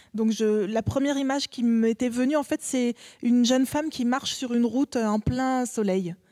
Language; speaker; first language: French; native; French